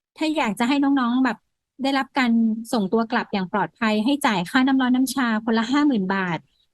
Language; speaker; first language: Thai; native; Thai